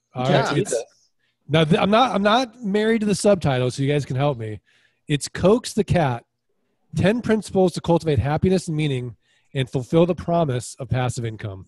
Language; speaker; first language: English; native; English